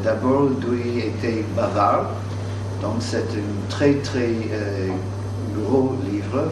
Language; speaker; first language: French; non-native, fluent; English